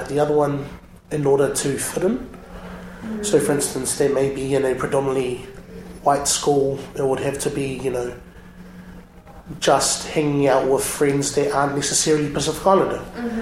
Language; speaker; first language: English; native; English